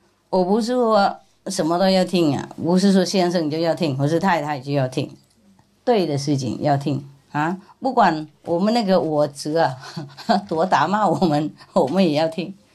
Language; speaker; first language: Chinese; non-native, fluent; Vietnamese